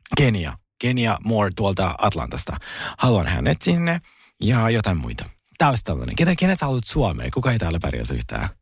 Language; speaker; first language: Finnish; early bilingual, other home language; Russian